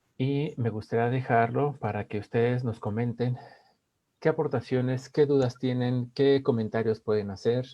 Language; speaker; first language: Spanish; native; Spanish